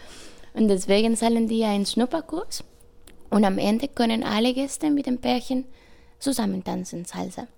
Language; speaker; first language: German; non-native, fluent; Spanish